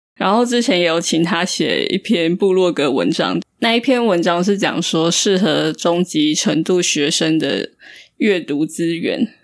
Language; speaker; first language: Chinese; native; Chinese